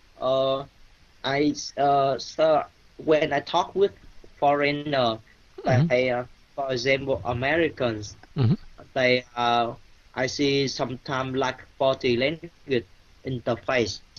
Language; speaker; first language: English; non-native, learner; Vietnamese